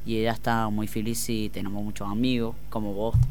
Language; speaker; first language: Spanish; non-native, learner; Arabic